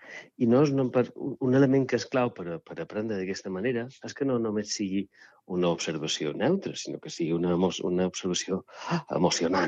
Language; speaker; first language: Catalan; native; Catalan